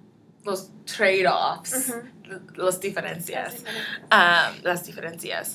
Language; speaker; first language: Spanish; non-native, learner; English